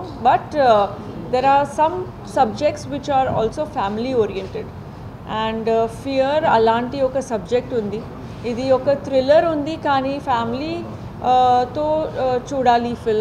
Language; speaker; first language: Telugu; non-native, fluent; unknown